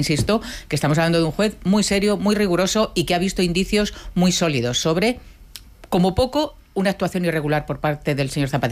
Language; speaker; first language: Spanish; native; Spanish